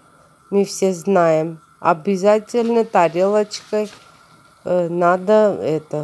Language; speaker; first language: Russian; non-native, fluent; Armenian